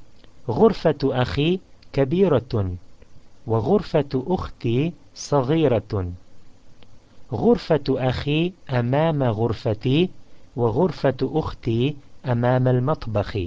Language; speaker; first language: Arabic; non-native, fluent; English